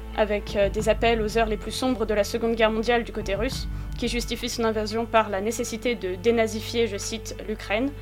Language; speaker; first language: French; native; French